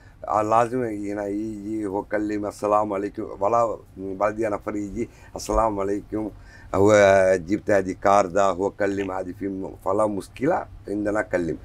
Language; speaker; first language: Arabic; non-native, learner; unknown